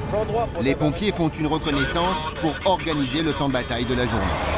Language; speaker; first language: French; native; French